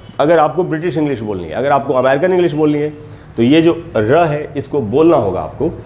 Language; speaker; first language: Hindi; native; Hindi